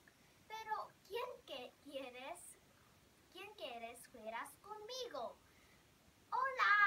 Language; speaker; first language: Spanish; non-native, learner; Vietnamese